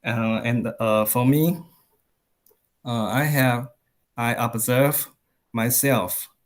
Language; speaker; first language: English; non-native, learner; Chinese